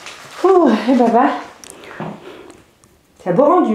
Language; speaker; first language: French; native; French